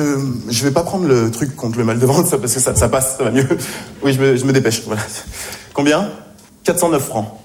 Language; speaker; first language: French; native; French